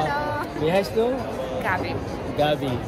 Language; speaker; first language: German; non-native, learner; Filipino